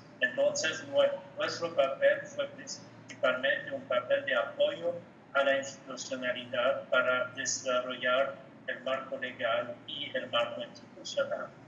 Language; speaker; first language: Spanish; non-native, fluent; French